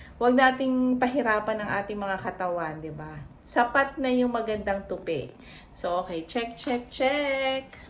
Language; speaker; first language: Filipino; native; Filipino